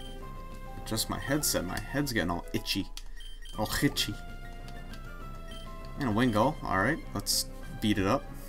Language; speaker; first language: English; native; English